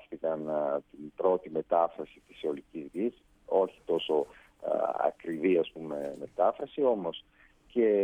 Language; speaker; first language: Greek; non-native, fluent; Italian